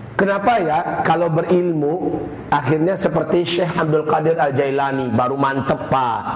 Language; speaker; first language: Indonesian; non-native, local second language; Minangkabau